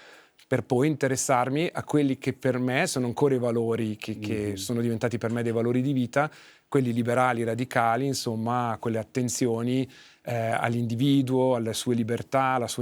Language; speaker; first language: Italian; native; Italian